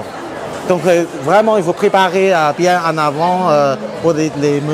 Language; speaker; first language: French; non-native, learner; Chinese